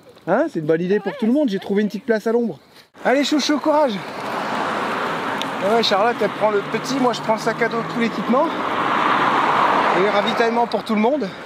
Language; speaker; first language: French; native; French